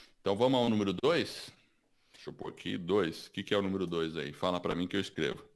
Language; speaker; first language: Portuguese; early bilingual, other home language; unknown